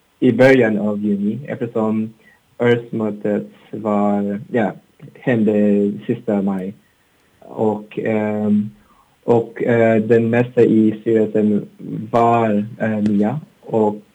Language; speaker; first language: Swedish; non-native, learner; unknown